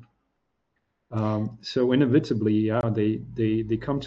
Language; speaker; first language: English; non-native, fluent; Slovak